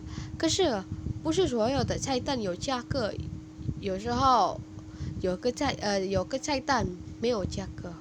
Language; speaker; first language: Chinese; non-native, fluent; Indonesian